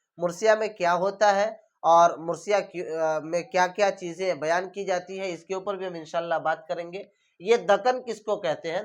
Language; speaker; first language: Urdu; native; Urdu